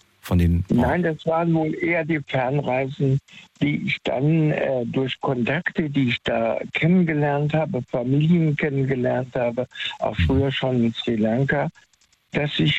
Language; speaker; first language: German; native; German